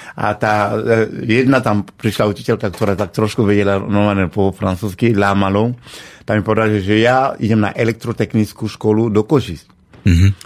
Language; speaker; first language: Slovak; non-native, fluent; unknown